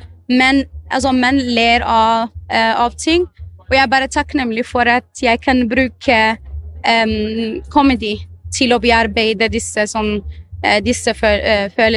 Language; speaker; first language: Norwegian; non-native, fluent; Arabic